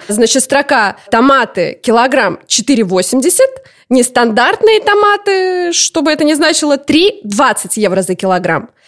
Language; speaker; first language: Russian; native; Russian